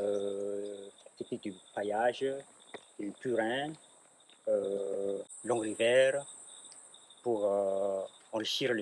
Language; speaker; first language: French; non-native, local second language; Malagasy